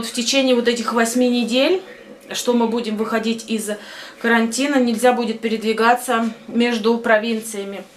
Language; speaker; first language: Russian; native; Russian